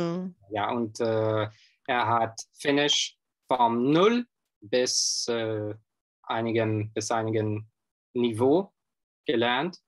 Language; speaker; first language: German; non-native, learner; Russian